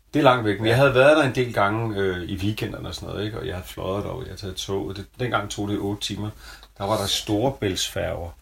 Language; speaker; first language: Danish; native; Danish